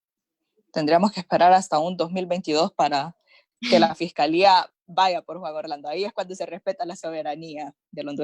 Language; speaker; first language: Spanish; native; Spanish